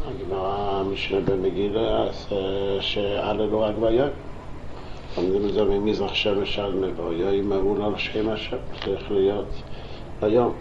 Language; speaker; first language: Hebrew; non-native, local second language; Yiddish